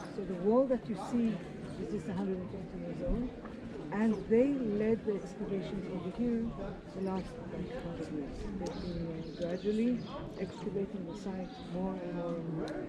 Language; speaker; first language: English; non-native, fluent; Hebrew